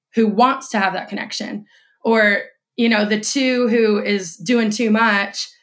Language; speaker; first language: English; native; English